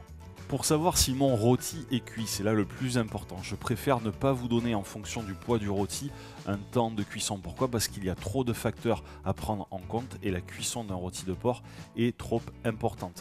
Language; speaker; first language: French; native; French